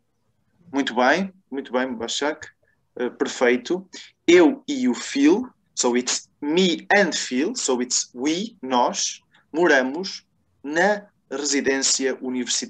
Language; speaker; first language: Portuguese; non-native, fluent; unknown